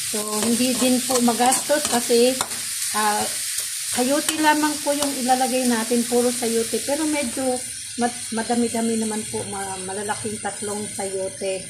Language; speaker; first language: Filipino; native; Filipino